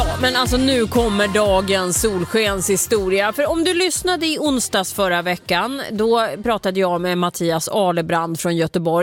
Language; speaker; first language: Swedish; native; Swedish